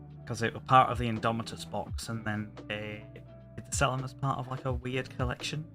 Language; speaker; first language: English; native; English